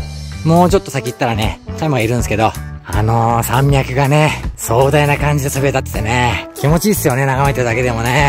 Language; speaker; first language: Japanese; native; Japanese